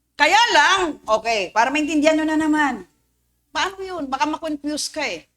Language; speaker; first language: Filipino; non-native, local second language; Cebuano